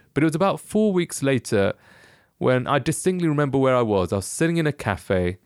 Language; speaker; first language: English; native; English